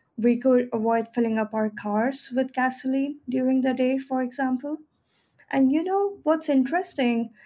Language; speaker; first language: English; non-native, local second language; Hindi